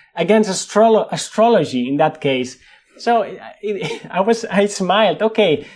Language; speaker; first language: English; non-native, fluent; Spanish